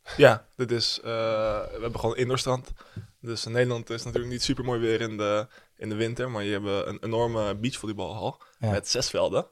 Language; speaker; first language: Dutch; early bilingual, heritage; Dutch